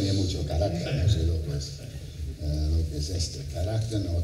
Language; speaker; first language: Spanish; non-native, fluent; English